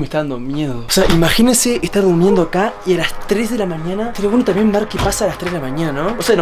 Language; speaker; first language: Spanish; native; Spanish